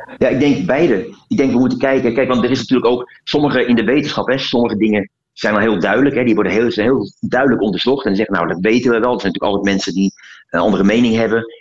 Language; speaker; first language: Dutch; native; Dutch